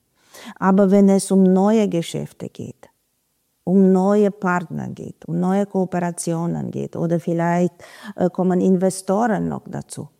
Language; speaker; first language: German; non-native, fluent; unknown